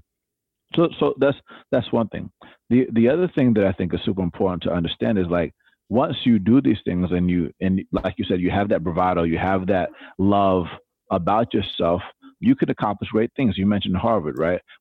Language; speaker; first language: English; native; English